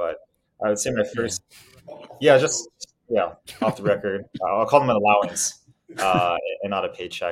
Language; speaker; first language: English; native; English